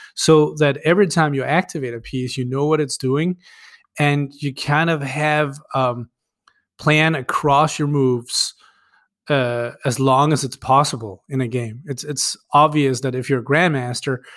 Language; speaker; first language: English; non-native, fluent; Danish